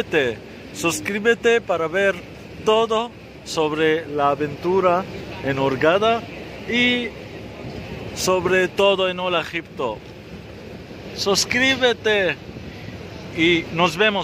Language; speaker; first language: Spanish; non-native, fluent; Arabic